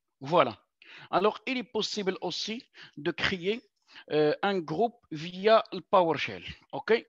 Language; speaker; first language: French; non-native, local second language; Arabic